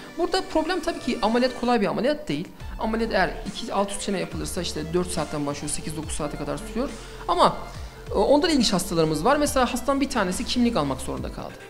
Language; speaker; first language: Turkish; early bilingual, heritage; Turkish